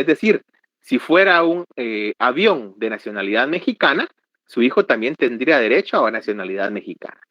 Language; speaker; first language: Spanish; native; Spanish